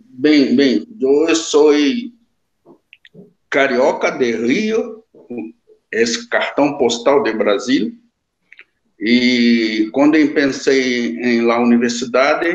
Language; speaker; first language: Spanish; non-native, learner; Portuguese